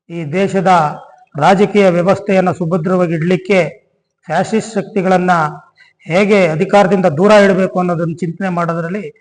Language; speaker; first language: Kannada; native; Kannada